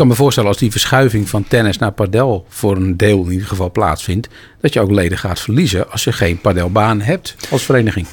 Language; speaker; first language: Dutch; native; Dutch